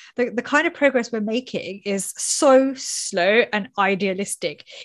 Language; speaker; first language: English; native; English